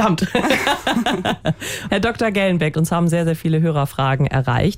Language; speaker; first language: German; native; German